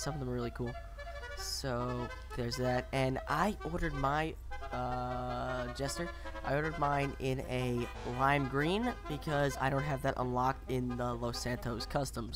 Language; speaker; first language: English; native; English